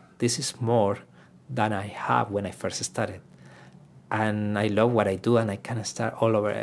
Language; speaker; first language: English; non-native, fluent; Spanish